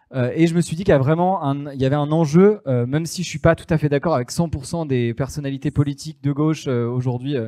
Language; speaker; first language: French; native; French